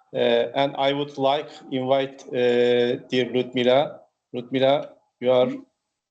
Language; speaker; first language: English; non-native, learner; Turkish